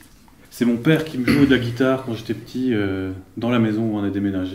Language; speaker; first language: French; native; French